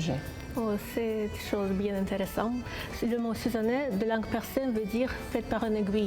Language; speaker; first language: French; non-native, fluent; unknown